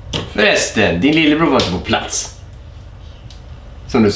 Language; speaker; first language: Swedish; native; Swedish